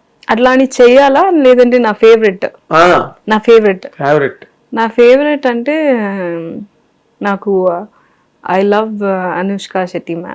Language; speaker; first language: Telugu; non-native, learner; Tamil